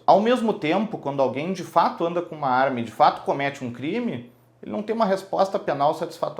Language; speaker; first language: Portuguese; native; Portuguese